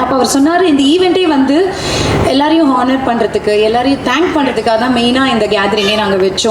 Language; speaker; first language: Tamil; native; Tamil